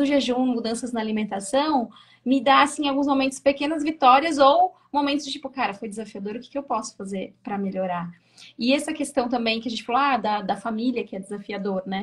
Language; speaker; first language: Portuguese; native; Portuguese